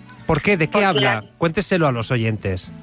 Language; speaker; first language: Spanish; native; Spanish